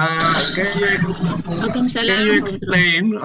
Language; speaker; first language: English; non-native, learner; Indonesian